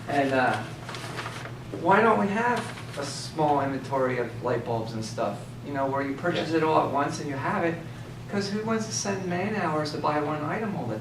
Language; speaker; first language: English; native; English